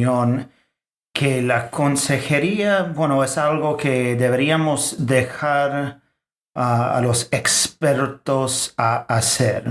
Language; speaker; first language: Spanish; non-native, fluent; English